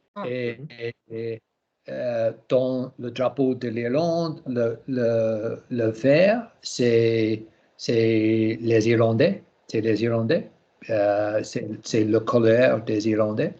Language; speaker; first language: French; non-native, learner; English